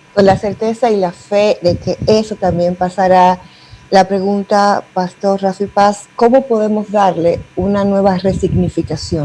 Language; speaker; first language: Spanish; native; Spanish